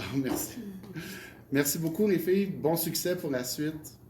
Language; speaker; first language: French; native; French